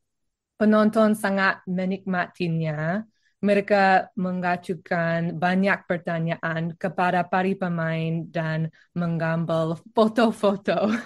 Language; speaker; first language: Indonesian; non-native, learner; English